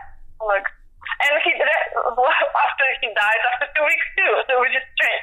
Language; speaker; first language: English; non-native, fluent; Russian